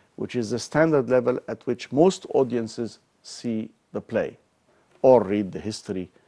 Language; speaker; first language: English; non-native, fluent; Arabic